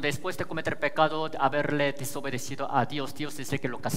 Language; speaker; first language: Spanish; native; Spanish